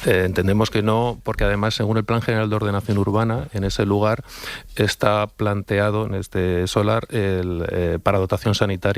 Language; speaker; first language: Spanish; native; Spanish